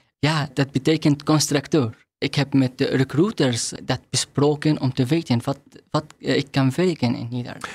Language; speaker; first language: Dutch; non-native, learner; Arabic